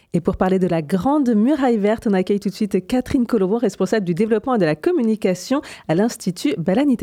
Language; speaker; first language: French; native; French